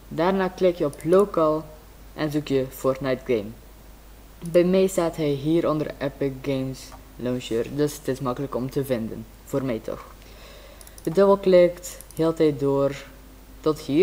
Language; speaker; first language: Dutch; native; Dutch